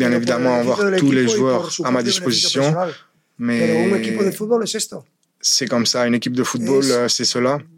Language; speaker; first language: French; non-native, fluent; Spanish